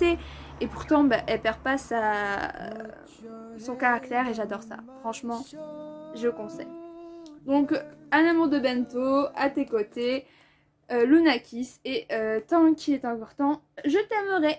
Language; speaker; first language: French; native; French